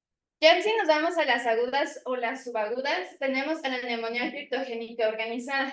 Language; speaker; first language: Spanish; native; Spanish